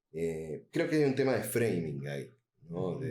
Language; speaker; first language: Spanish; native; Spanish